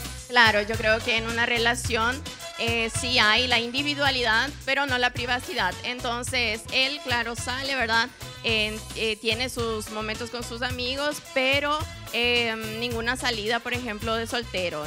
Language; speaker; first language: Spanish; non-native, local second language; Portuguese